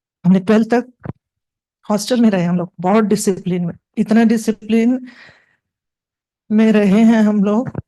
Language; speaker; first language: Hindi; native; Hindi